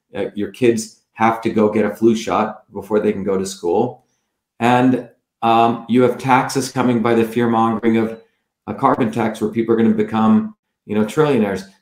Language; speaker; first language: English; non-native, local second language; Tamil